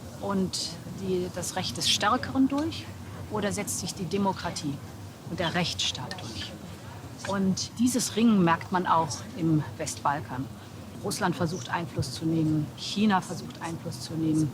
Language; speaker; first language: German; native; German